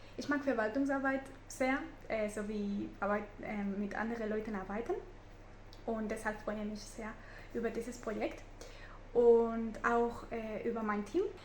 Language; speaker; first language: German; non-native, fluent; Spanish